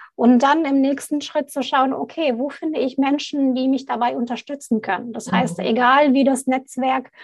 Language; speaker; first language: German; non-native, fluent; Arabic